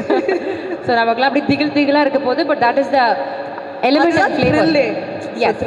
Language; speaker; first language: Tamil; native; Tamil